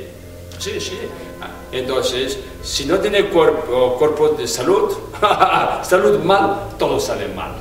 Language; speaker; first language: Spanish; non-native, fluent; Tibetan